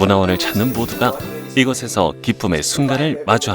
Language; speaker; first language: Korean; native; Korean